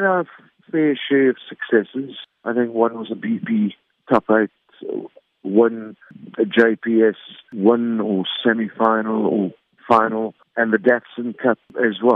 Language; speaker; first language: English; native; English